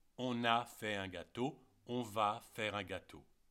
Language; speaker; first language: French; native; French